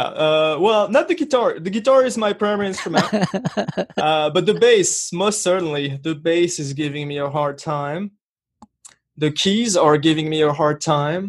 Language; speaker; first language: English; non-native, fluent; French